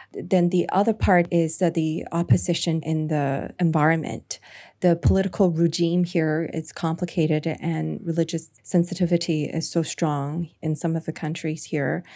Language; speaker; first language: English; non-native, local second language; Cantonese